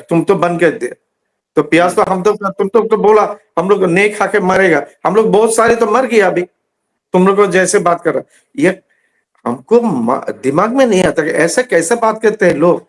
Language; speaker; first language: Hindi; non-native, learner; Bangla